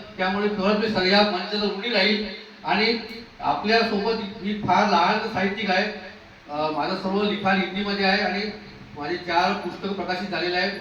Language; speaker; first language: Marathi; non-native, local second language; Hindi